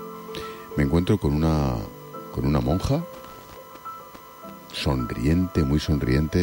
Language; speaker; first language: Spanish; native; Spanish